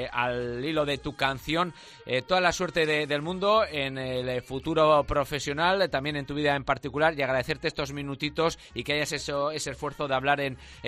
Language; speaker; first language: Spanish; native; Spanish